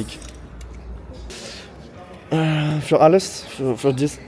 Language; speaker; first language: German; non-native, learner; French